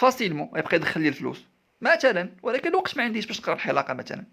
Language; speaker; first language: Arabic; native; Arabic